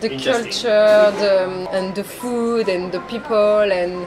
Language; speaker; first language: English; non-native, learner; French